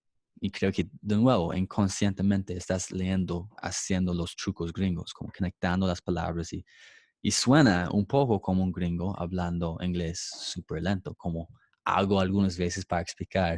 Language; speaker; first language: Spanish; non-native, fluent; English